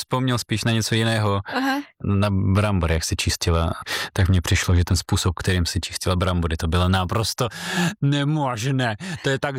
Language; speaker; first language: Czech; non-native, fluent; Russian